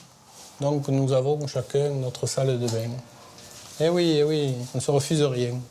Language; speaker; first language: French; native; French